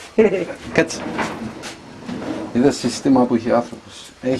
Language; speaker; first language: Greek; non-native, learner; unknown